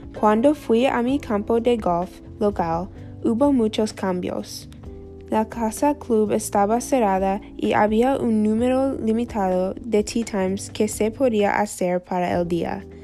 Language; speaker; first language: Spanish; non-native, learner; English